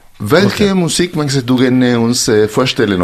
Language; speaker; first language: German; non-native, fluent; Spanish